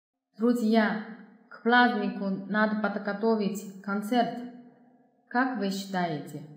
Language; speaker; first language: Russian; non-native, fluent; Chinese